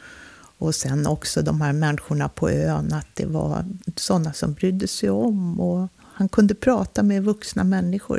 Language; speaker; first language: Swedish; native; Swedish